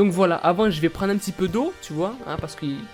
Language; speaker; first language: French; native; French